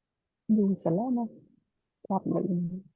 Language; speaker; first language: English; non-native, learner; Khmer